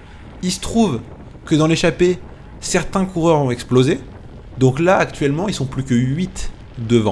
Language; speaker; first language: French; native; French